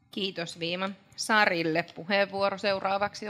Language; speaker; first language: Finnish; native; Finnish